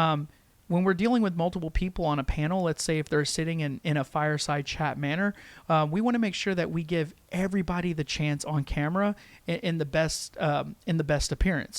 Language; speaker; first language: English; native; English